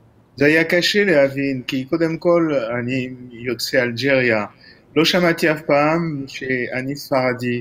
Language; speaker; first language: Hebrew; non-native, fluent; French